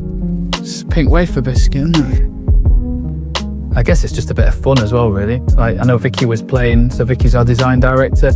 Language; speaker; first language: English; native; English